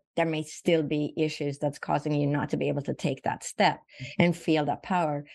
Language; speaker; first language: English; non-native, fluent; Swedish